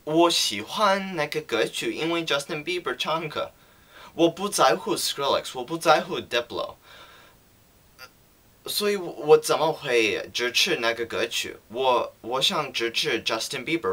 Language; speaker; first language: Chinese; non-native, learner; English